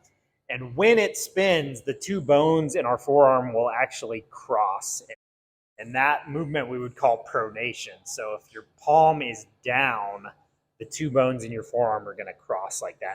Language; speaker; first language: English; native; English